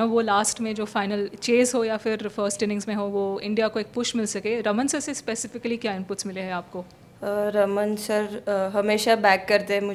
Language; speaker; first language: Hindi; native; Hindi